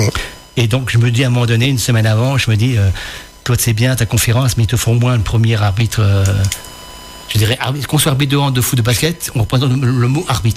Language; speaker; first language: French; native; French